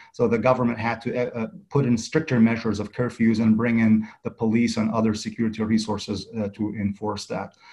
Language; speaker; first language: English; non-native, fluent; Central Kurdish